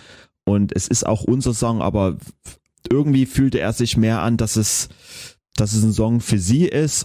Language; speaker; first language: German; native; German